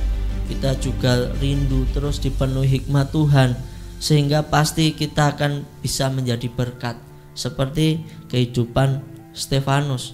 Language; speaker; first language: Indonesian; native; Indonesian